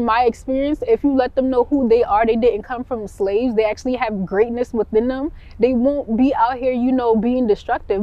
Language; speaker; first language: English; early bilingual, other home language; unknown